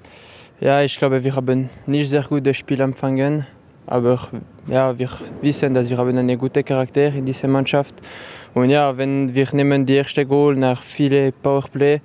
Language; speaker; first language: German; non-native, learner; French